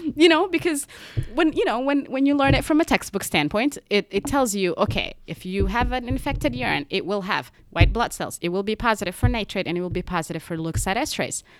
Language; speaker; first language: English; non-native, local second language; Somali